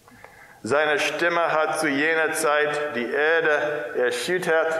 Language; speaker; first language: German; non-native, fluent; English